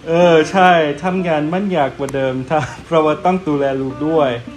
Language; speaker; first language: Thai; non-native, fluent; English